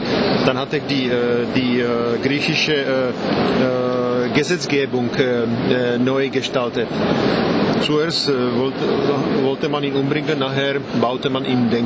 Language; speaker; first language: German; non-native, fluent; Czech